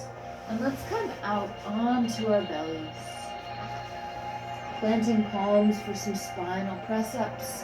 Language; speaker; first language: English; native; English